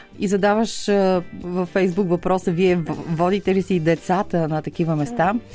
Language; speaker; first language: Bulgarian; native; Bulgarian